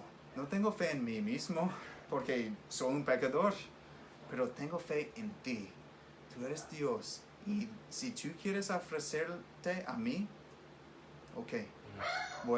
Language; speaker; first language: Spanish; non-native, fluent; English